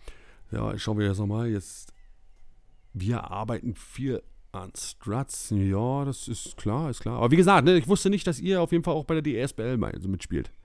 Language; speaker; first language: German; native; German